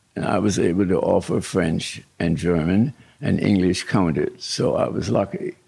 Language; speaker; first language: English; early bilingual, other home language; German